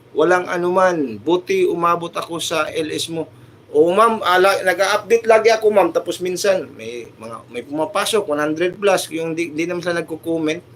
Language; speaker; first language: Filipino; non-native, local second language; Cebuano